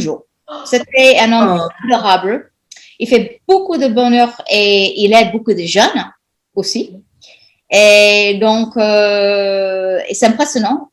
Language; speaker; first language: French; non-native, fluent; English